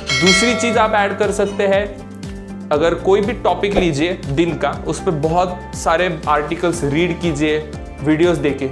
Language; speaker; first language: Hindi; non-native, local second language; Marathi